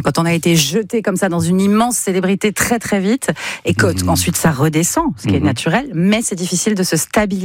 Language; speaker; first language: French; native; French